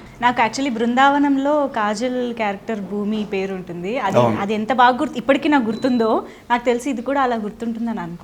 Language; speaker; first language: Telugu; native; Telugu